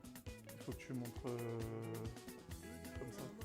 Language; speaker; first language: French; native; French